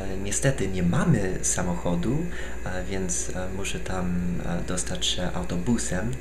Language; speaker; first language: Polish; non-native, fluent; English